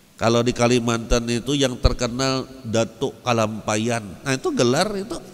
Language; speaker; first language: Indonesian; non-native, local second language; Banjar